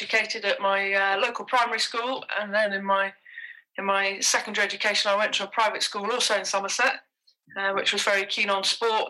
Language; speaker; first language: English; native; English